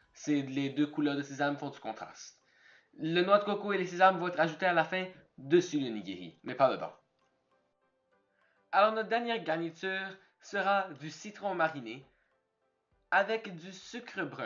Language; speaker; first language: French; native; French